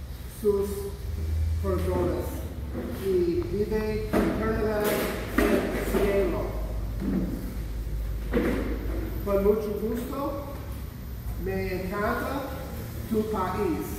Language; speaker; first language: Spanish; non-native, learner; English